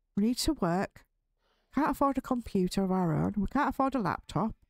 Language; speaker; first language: English; native; English